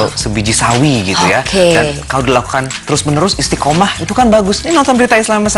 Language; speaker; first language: Indonesian; native; Indonesian